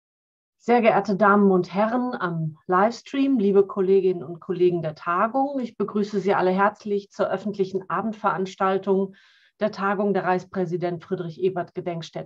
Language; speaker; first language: German; native; German